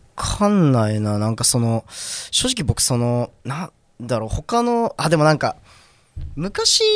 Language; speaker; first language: Japanese; native; Japanese